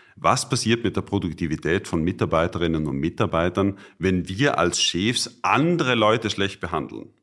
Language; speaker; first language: German; native; German